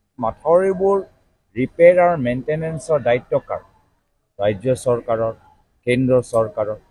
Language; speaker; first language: Assamese; native; Assamese